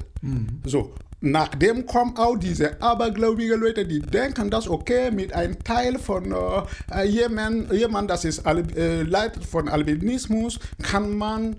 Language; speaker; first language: German; non-native, fluent; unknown